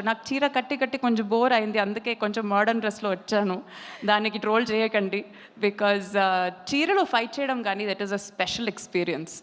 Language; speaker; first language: Telugu; non-native, fluent; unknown